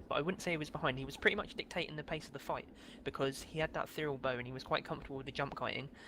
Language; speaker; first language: English; native; English